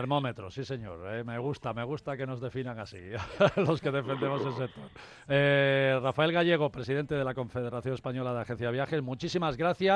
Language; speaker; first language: Spanish; native; Spanish